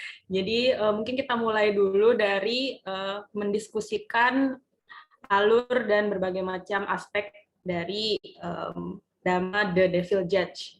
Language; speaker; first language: Indonesian; native; Indonesian